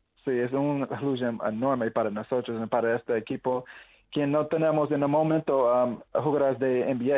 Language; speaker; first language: Spanish; non-native, learner; English